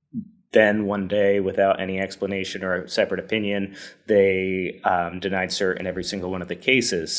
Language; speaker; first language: English; native; English